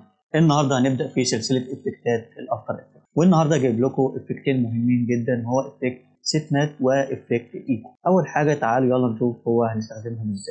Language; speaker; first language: Arabic; native; Arabic